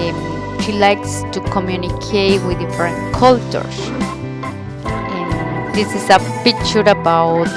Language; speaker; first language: English; non-native, learner; Spanish